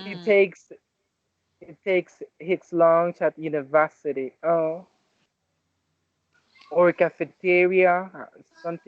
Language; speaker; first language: English; non-native, learner; Spanish